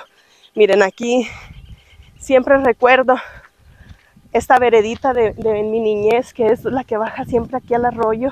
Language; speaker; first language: Spanish; native; Spanish